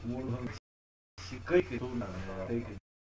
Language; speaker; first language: Estonian; non-native, learner; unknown